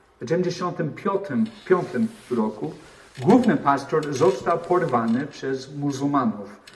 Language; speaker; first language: Polish; non-native, fluent; English